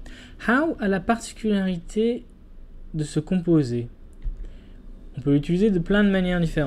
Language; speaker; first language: French; non-native, fluent; English